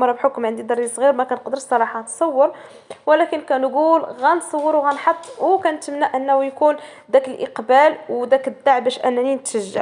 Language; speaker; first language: Arabic; native; Arabic